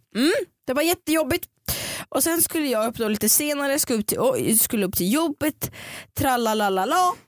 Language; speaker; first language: Swedish; native; Swedish